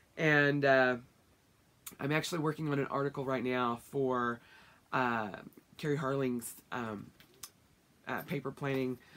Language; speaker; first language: English; native; English